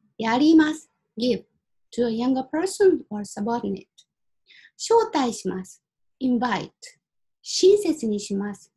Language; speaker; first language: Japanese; native; Japanese